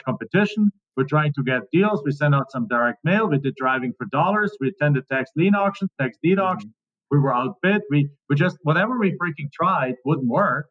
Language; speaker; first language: English; non-native, fluent; German